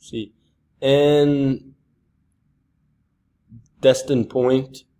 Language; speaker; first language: Spanish; non-native, learner; English